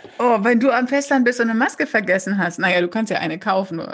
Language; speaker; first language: German; native; German